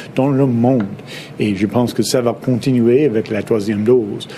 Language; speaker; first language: French; non-native, fluent; English